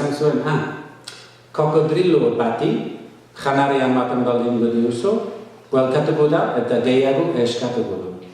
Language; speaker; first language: Basque; non-native, learner; English